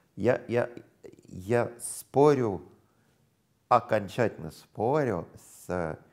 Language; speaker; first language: Russian; non-native, fluent; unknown